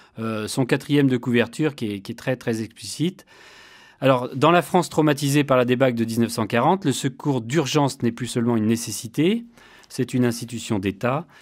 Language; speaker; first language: French; native; French